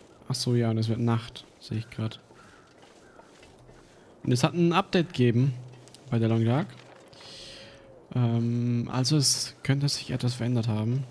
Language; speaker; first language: German; native; German